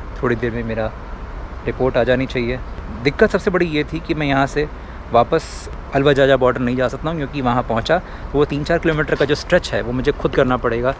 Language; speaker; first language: Hindi; native; Hindi